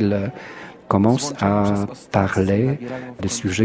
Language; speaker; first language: French; non-native, fluent; Polish